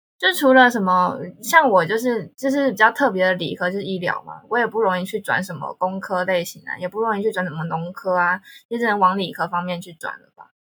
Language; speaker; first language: Chinese; native; Chinese